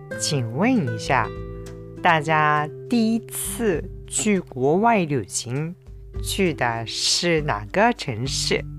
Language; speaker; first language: Chinese; non-native, fluent; Japanese